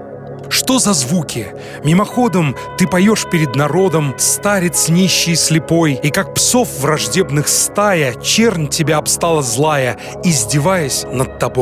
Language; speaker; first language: Russian; native; Russian